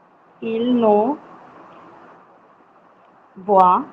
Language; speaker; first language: French; non-native, learner; Bangla